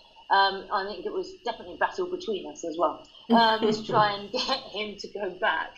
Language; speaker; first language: English; native; English